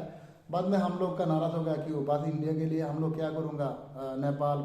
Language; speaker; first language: Hindi; non-native, learner; Bangla